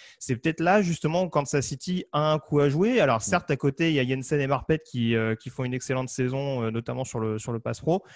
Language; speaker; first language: French; native; French